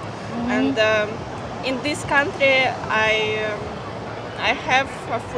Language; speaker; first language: English; non-native, learner; Russian